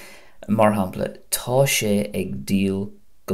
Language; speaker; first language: Irish; non-native, local second language; English